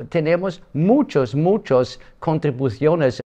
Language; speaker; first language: Spanish; non-native, learner; German